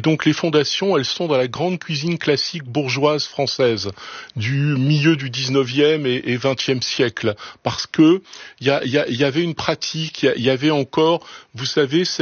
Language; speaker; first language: French; native; French